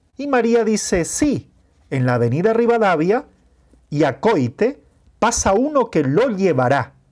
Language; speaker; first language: Spanish; non-native, fluent; Portuguese